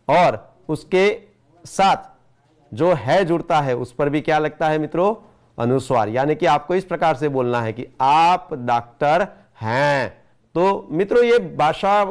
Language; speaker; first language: Hindi; non-native, local second language; Gujarati